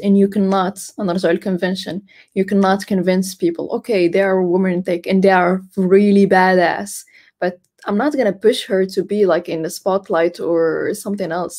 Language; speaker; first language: English; non-native, fluent; Arabic